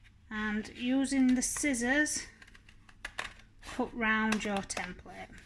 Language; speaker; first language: English; native; English